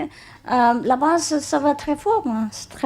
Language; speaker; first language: French; non-native, learner; Chinese